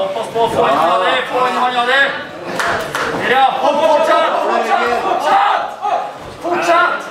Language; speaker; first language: Norwegian; native; Norwegian